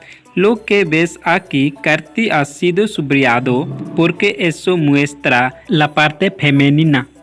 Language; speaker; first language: Spanish; non-native, learner; Hindi